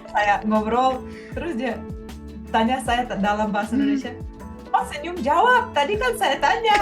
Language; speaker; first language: Indonesian; non-native, fluent; Russian